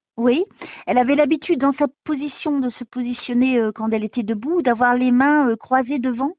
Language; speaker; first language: French; native; French